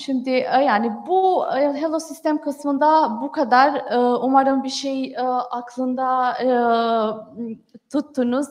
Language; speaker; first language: Turkish; non-native, fluent; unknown